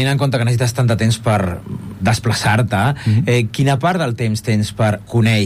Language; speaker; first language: Catalan; native; Catalan